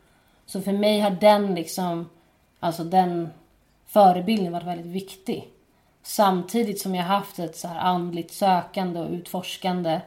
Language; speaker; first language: Swedish; native; Swedish